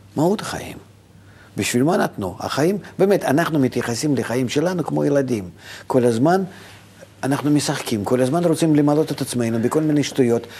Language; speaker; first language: Hebrew; non-native, fluent; Russian